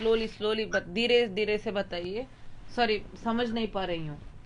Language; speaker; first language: Hindi; non-native, local second language; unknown